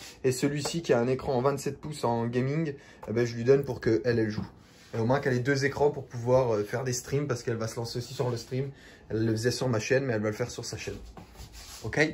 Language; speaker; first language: French; native; French